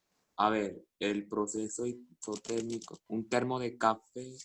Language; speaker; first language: Spanish; native; Spanish